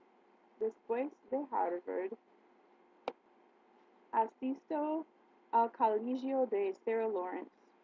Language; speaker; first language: Spanish; non-native, learner; English